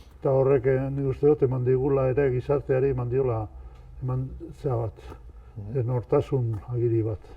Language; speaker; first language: Basque; native; Basque